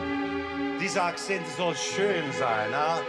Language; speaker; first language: German; non-native, learner; English